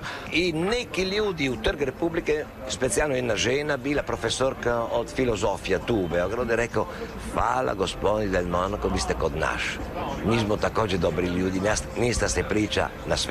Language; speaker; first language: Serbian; non-native, learner; Italian